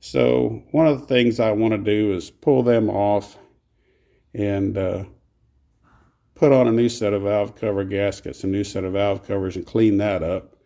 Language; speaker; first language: English; native; English